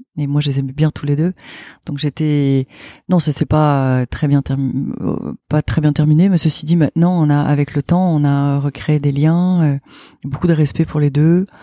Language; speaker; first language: French; native; French